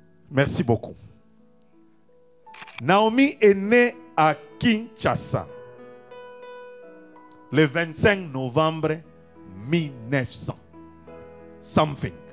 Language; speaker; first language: French; non-native, local second language; Lingala